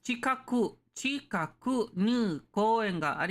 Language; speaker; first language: Japanese; non-native, learner; English